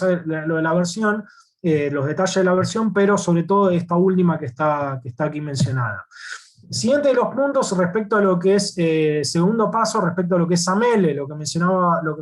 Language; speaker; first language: Spanish; native; Spanish